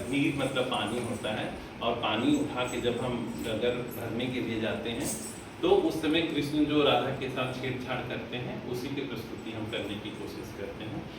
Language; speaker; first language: Hindi; non-native, local second language; Bangla